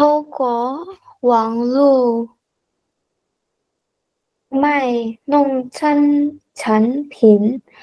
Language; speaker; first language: Chinese; non-native, learner; Indonesian